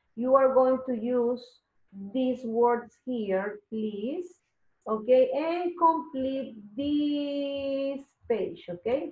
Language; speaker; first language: English; non-native, learner; Spanish